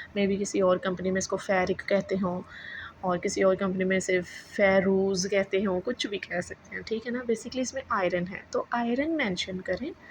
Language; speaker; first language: Urdu; native; Urdu